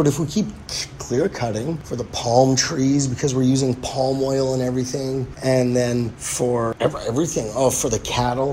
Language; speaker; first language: English; native; English